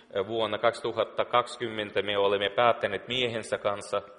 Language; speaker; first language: Finnish; non-native, fluent; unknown